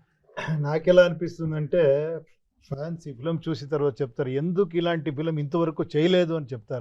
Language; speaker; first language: Telugu; non-native, local second language; Kannada